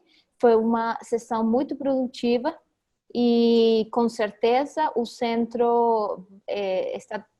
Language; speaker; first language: Portuguese; non-native, fluent; Spanish